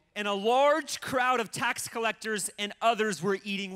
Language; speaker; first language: English; early bilingual, other home language; Russian